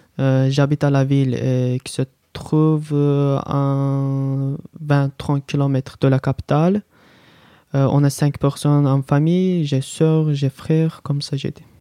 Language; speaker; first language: French; non-native, learner; Azerbaijani